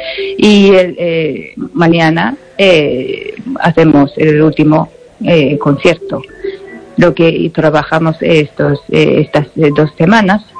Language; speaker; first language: Spanish; non-native, learner; Japanese